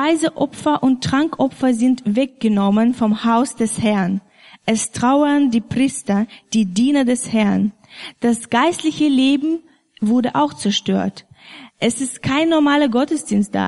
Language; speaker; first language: German; non-native, fluent; Russian